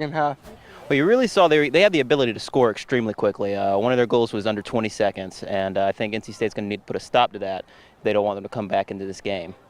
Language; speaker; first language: English; native; English